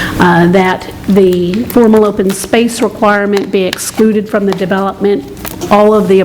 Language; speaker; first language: English; native; English